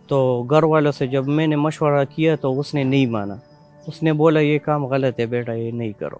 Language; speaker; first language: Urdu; non-native, local second language; Pashto